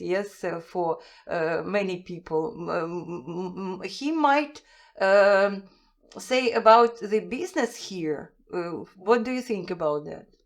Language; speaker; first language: English; non-native, fluent; Russian